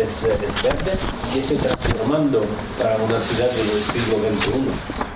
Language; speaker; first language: Spanish; non-native, fluent; Czech